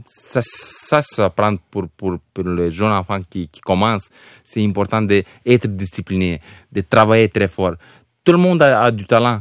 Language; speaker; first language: French; non-native, fluent; Romanian